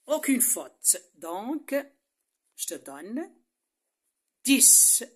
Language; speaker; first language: French; non-native, local second language; Arabic